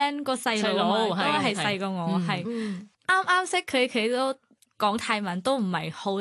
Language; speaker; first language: Cantonese; non-native, fluent; Thai